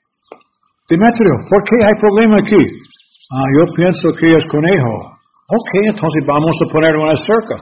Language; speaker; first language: Spanish; non-native, learner; English